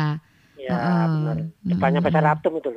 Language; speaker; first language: Indonesian; non-native, local second language; Javanese